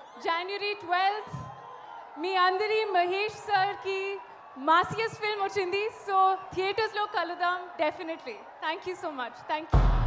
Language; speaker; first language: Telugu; non-native, learner; Hindi